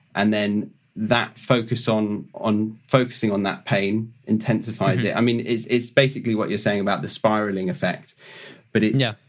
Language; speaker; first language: English; native; English